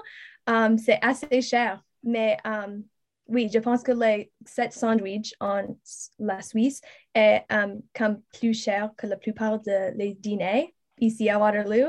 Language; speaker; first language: French; non-native, learner; English